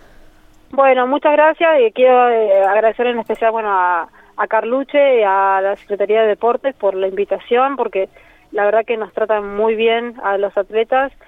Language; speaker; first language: Spanish; native; Spanish